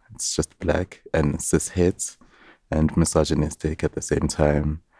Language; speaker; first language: English; non-native, local second language; Zulu